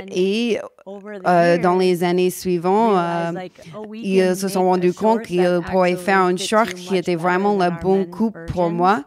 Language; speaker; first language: French; non-native, learner; English